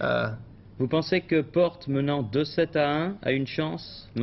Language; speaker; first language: French; native; French